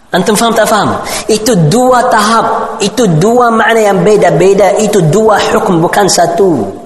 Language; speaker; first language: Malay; non-native, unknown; Arabic